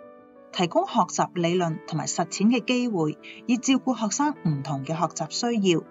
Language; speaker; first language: Chinese; non-native, local second language; Cantonese